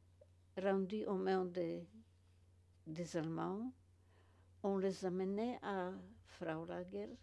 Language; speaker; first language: French; non-native, fluent; Polish